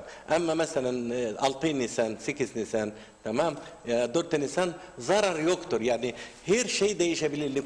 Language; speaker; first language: Turkish; non-native, learner; Arabic